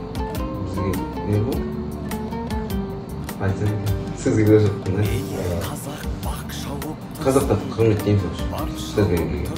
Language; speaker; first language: Kazakh; non-native, local second language; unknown